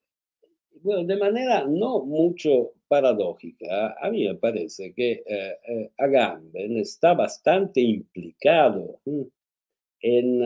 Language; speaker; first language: Spanish; non-native, fluent; Italian